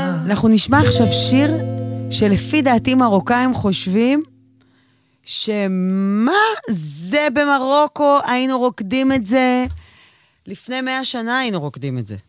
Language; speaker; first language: Hebrew; native; Hebrew